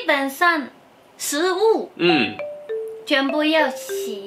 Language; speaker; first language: Chinese; non-native, learner; Japanese